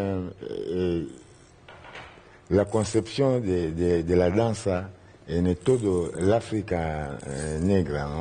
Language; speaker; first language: Spanish; non-native, learner; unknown